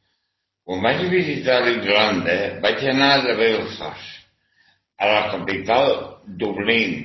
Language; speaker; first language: Catalan; non-native, learner; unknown